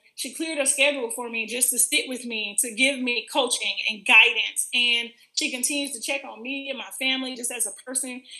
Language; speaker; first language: English; native; English